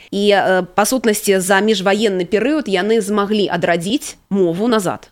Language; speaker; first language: Belarusian; native; Belarusian